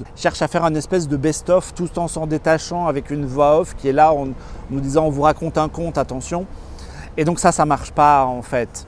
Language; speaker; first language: French; native; French